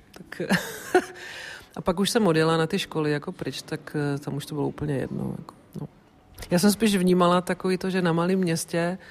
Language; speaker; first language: Czech; non-native, local second language; Polish